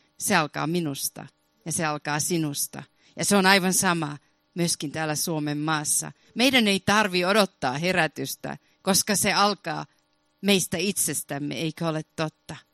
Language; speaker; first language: Finnish; early bilingual, heritage; Finnish